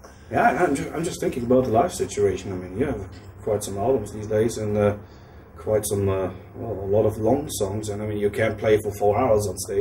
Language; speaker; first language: English; non-native, fluent; German